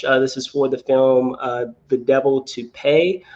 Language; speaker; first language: English; native; English